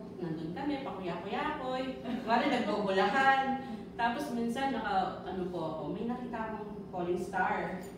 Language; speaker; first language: Filipino; non-native, local second language; Pampanga